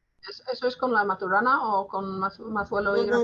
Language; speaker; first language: Spanish; non-native, fluent; English